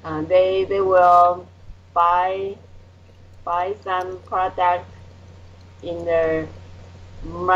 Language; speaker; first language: English; non-native, learner; Chinese